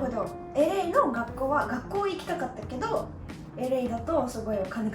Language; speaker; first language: Japanese; non-native, fluent; Russian